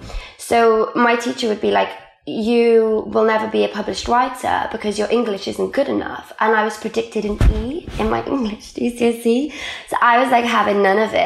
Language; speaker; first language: English; non-native, local second language; Welsh